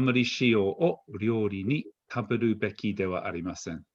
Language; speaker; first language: Japanese; non-native, fluent; English